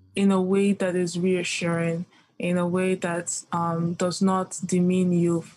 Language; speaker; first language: English; early bilingual, other home language; Yoruba